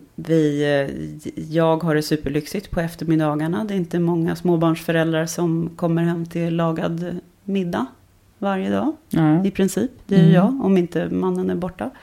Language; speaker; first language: Swedish; native; Swedish